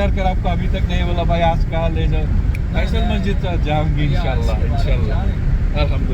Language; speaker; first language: Hindi; non-native, learner; Bangla